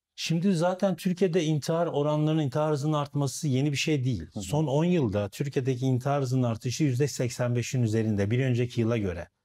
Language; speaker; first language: Turkish; native; Turkish